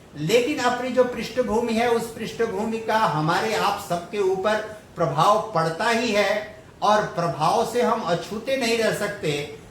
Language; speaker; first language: Hindi; native; Hindi